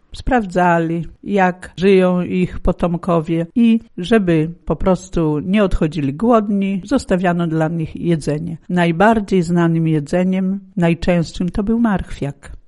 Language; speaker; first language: Polish; native; Polish